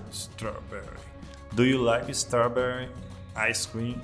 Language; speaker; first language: English; non-native, learner; Portuguese